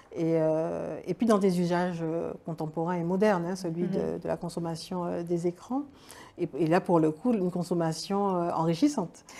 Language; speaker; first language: French; native; French